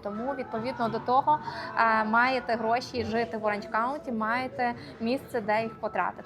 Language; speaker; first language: Ukrainian; native; Ukrainian